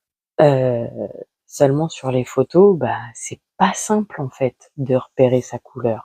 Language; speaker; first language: French; native; French